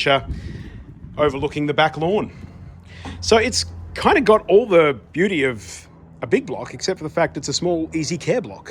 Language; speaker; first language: English; native; English